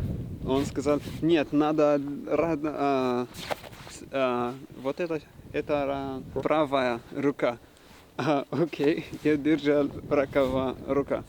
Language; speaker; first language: Russian; non-native, learner; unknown